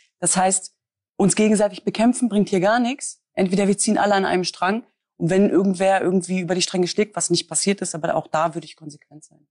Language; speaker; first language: German; native; German